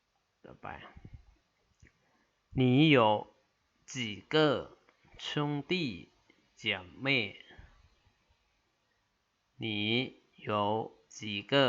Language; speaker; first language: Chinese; non-native, fluent; Lao